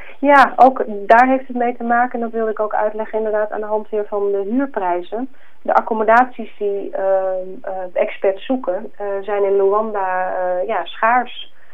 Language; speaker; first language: Dutch; native; Dutch